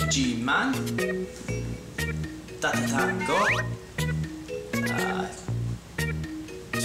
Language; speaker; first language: Korean; non-native, learner; English